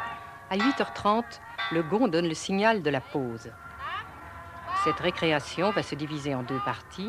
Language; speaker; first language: French; native; French